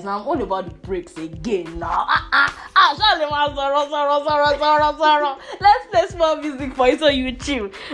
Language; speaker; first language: English; non-native, local second language; Igbo